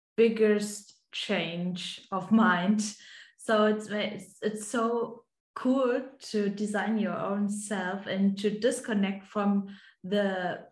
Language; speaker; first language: English; non-native, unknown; German